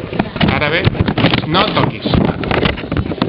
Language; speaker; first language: Catalan; non-native, learner; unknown